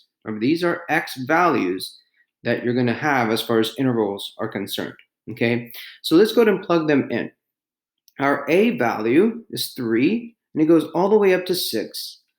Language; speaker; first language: English; native; English